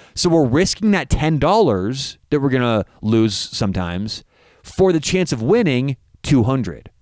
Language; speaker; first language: English; native; English